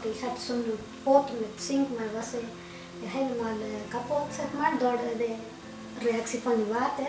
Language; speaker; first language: Dutch; non-native, fluent; Spanish